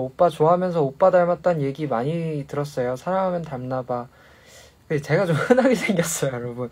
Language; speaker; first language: Korean; native; Korean